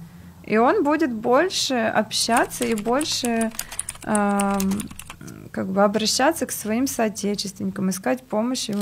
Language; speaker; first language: Russian; native; Russian